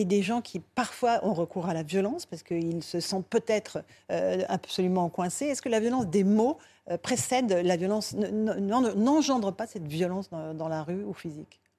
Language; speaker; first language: French; native; French